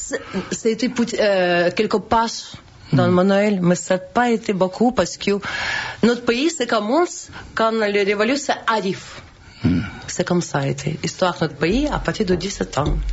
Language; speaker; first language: French; non-native, learner; Russian